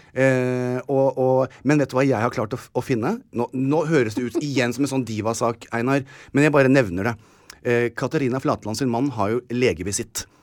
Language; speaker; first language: Norwegian; native; Norwegian